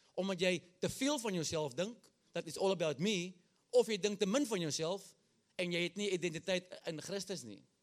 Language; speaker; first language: Afrikaans; native; Afrikaans